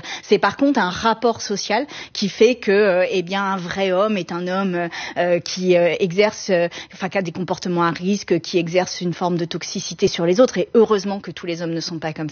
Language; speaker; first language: French; native; French